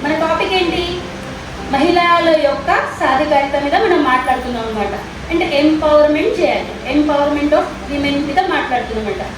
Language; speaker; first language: Telugu; non-native, local second language; Marathi